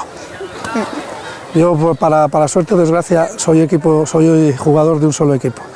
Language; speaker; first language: Spanish; native; Spanish